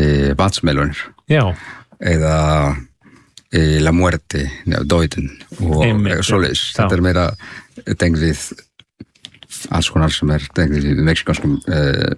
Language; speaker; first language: Icelandic; non-native, learner; Spanish